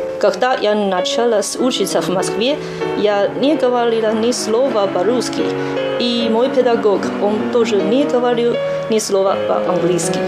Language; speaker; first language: Russian; non-native, learner; Chinese